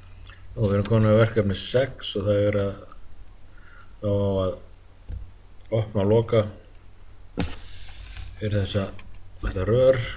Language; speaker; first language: Icelandic; native; Icelandic